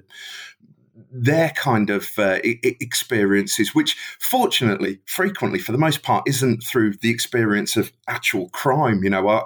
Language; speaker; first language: English; native; English